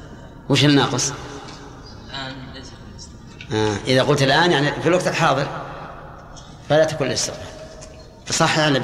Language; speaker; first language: Arabic; native; Arabic